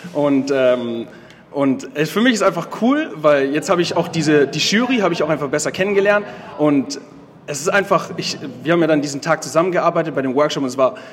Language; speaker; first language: German; native; German